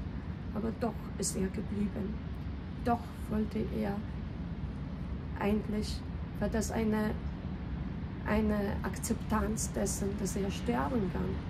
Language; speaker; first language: German; non-native, fluent; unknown